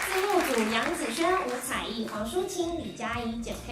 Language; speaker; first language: Chinese; native; Chinese